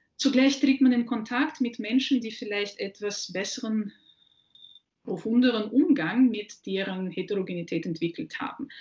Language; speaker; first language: German; early bilingual, other home language; Russian